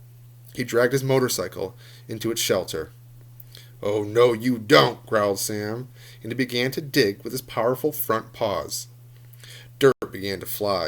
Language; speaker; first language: English; native; English